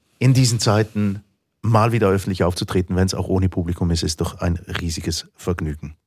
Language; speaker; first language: German; native; German